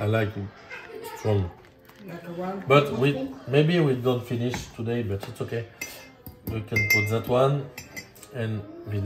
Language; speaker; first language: English; non-native, learner; French